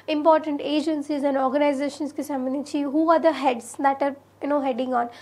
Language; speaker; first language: English; non-native, local second language; Telugu